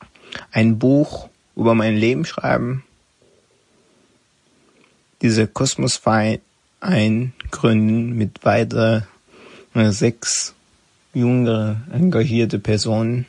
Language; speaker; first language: German; non-native, learner; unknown